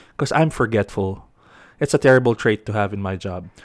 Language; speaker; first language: English; non-native, local second language; Filipino